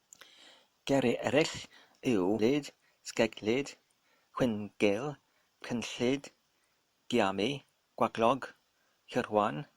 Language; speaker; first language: Welsh; non-native, learner; English